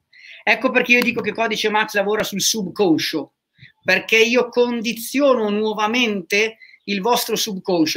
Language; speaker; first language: Italian; native; Italian